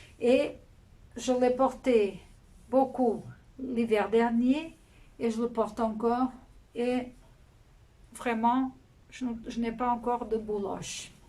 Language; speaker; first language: French; non-native, fluent; Portuguese